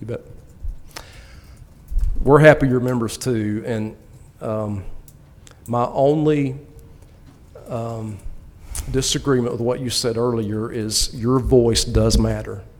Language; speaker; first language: English; native; English